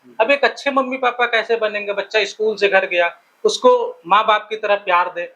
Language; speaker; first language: Hindi; native; Hindi